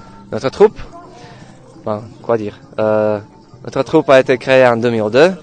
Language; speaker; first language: French; non-native, fluent; Slovak